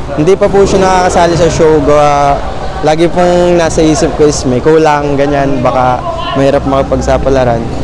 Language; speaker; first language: Filipino; native; Filipino